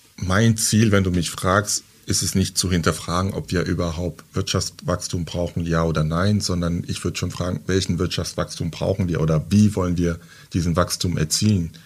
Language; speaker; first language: German; early bilingual, other home language; French